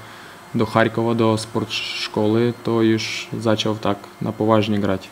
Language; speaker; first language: Polish; non-native, fluent; Ukrainian